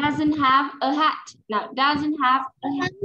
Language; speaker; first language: English; non-native, fluent; Vietnamese